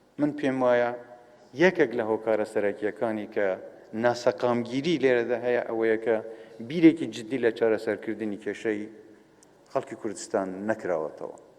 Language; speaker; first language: Central Kurdish; non-native, local second language; Kurdish